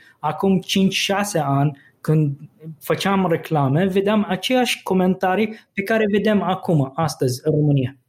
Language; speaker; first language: Romanian; non-native, fluent; Arabic